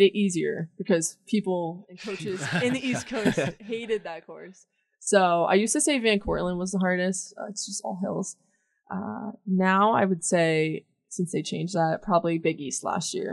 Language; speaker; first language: English; native; English